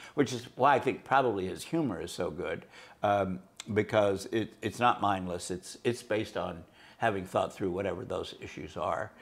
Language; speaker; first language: English; native; English